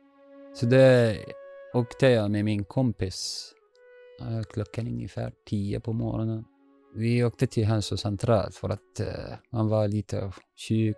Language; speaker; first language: Swedish; non-native, learner; Arabic